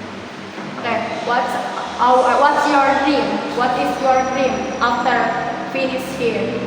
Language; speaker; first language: English; non-native, learner; Indonesian